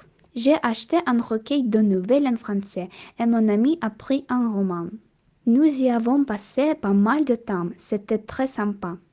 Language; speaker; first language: French; non-native, learner; Russian